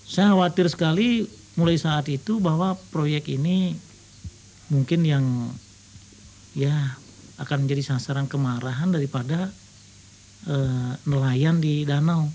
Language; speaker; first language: Indonesian; native; Indonesian